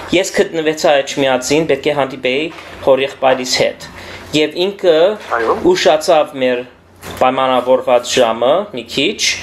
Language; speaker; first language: Armenian; early bilingual, heritage; Armenian